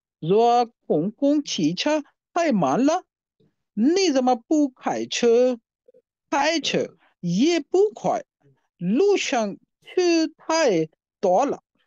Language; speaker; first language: Chinese; non-native, learner; Urdu